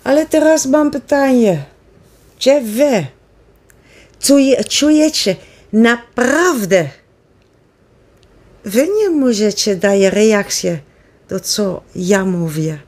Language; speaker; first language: Polish; non-native, learner; Dutch